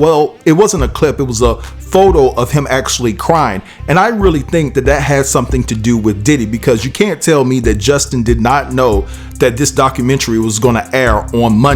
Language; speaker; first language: English; native; English